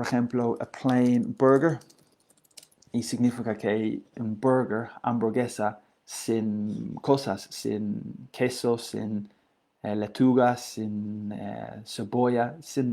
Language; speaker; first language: Spanish; non-native, learner; English